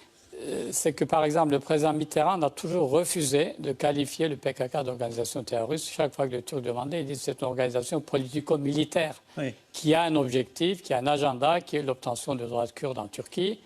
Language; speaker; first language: French; native; French